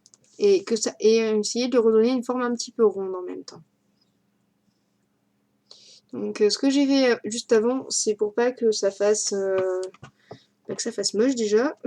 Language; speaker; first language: French; native; French